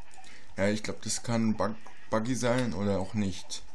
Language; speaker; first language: German; native; German